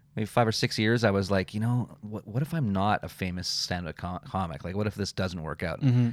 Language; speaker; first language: English; native; English